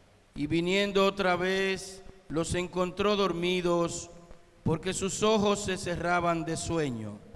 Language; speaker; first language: Spanish; native; Spanish